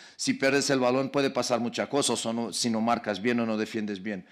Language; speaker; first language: Spanish; non-native, fluent; Portuguese